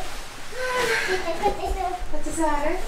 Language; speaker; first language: Japanese; native; Japanese